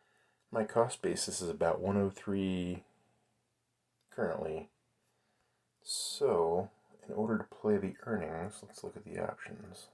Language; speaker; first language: English; native; English